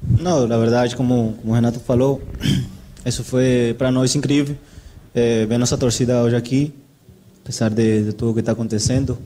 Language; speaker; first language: Portuguese; non-native, fluent; Spanish